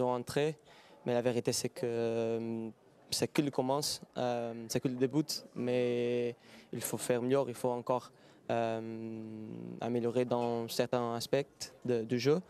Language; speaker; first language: French; non-native, fluent; Portuguese